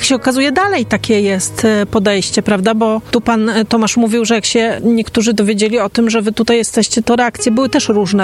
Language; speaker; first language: Polish; native; Polish